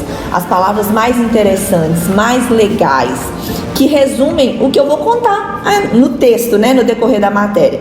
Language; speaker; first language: Portuguese; native; Portuguese